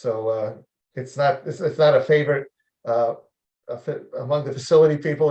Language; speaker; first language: English; native; English